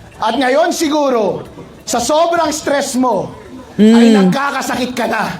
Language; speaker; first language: Filipino; non-native, local second language; Iloko